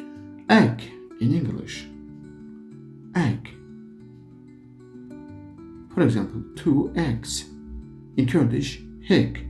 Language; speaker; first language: English; non-native, learner; Kurdish